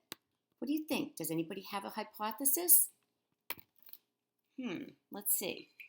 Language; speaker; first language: English; native; English